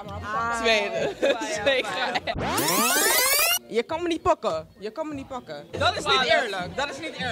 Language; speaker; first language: Dutch; early bilingual, other home language; Papiamento